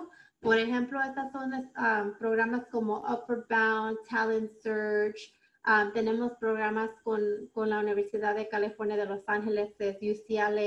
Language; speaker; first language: Spanish; early bilingual, heritage; Spanish